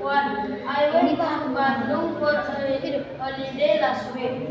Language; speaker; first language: English; non-native, learner; Indonesian